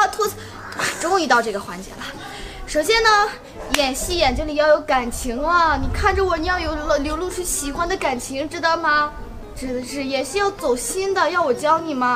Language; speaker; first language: Chinese; native; Chinese